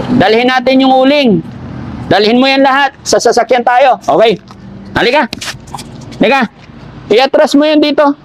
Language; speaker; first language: Filipino; native; Filipino